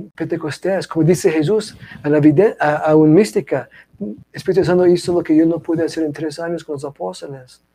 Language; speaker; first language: Spanish; non-native, fluent; English